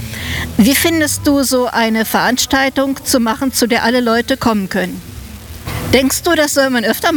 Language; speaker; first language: German; native; German